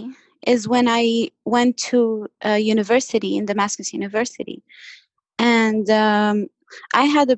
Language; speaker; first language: English; non-native, fluent; Arabic